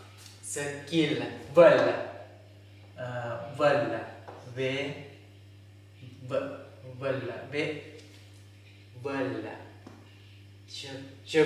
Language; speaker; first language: French; non-native, learner; Thai